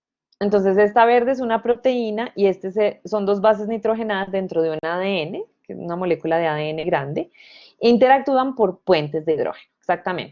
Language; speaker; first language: Spanish; native; Spanish